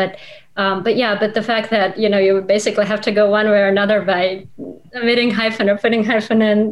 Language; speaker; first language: English; non-native, fluent; Russian